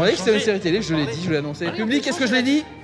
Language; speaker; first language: French; native; French